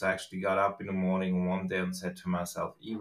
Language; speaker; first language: English; non-native, fluent; Swiss German